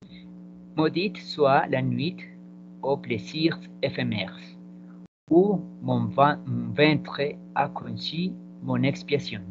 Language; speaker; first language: French; non-native, learner; Spanish